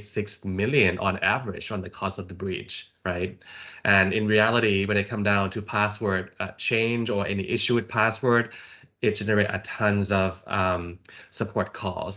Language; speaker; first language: English; non-native, fluent; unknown